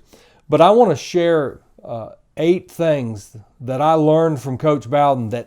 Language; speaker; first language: English; native; English